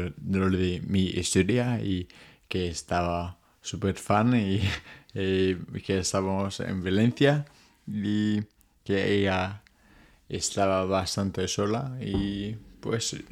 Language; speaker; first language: Spanish; non-native, fluent; English